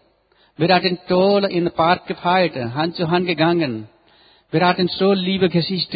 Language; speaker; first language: German; non-native, learner; Nepali